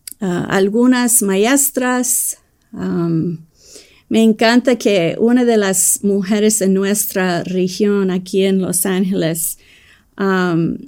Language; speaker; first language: Spanish; early bilingual, heritage; English